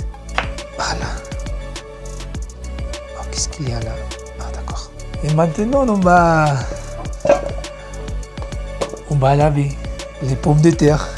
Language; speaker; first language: French; non-native, learner; Spanish